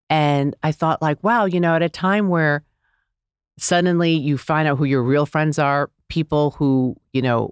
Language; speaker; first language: English; native; English